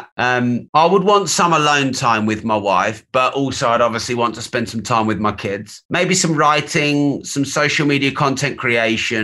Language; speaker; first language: English; native; English